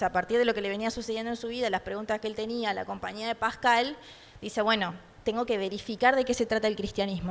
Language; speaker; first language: Spanish; native; Spanish